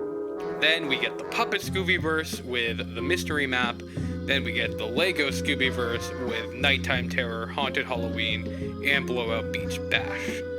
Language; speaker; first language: English; native; English